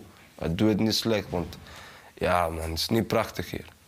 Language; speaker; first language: Dutch; early bilingual, other home language; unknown